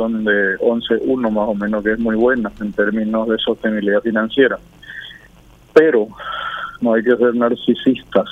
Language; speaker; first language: Spanish; native; Spanish